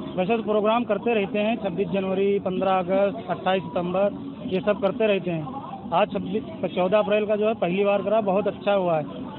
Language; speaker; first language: Hindi; non-native, local second language; Punjabi